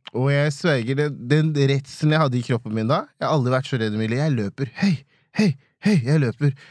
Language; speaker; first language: Norwegian; non-native, fluent; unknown